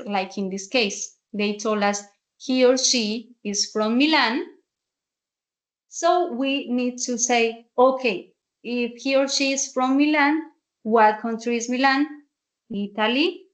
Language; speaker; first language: English; non-native, fluent; Spanish